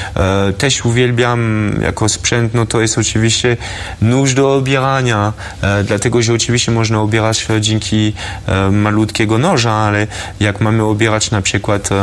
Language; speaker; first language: Polish; non-native, fluent; French